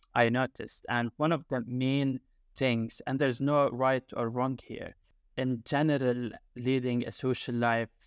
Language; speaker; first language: English; non-native, fluent; Arabic